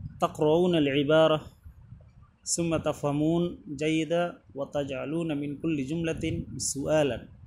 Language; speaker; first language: Arabic; non-native, fluent; Bangla